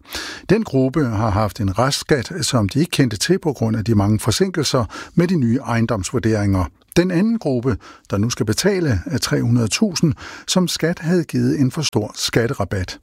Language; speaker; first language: Danish; native; Danish